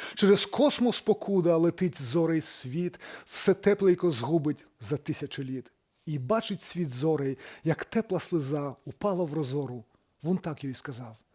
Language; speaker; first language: Belarusian; native; Belarusian